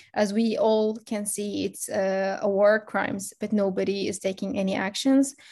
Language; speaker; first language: English; non-native, fluent; Arabic